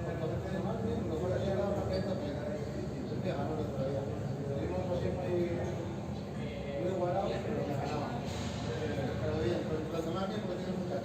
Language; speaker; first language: Spanish; native; Spanish